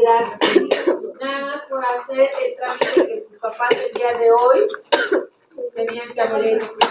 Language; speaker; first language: Spanish; native; Spanish